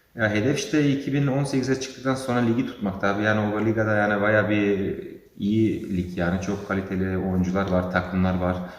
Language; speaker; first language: Turkish; early bilingual, heritage; Turkish